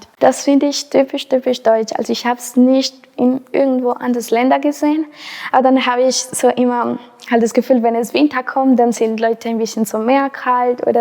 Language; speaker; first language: German; non-native, fluent; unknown